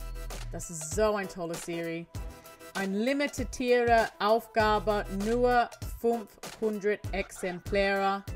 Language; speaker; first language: German; non-native, learner; English